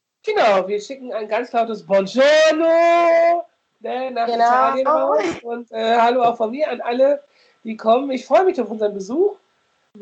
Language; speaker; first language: German; native; German